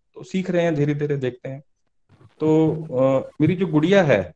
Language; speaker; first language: Hindi; native; Hindi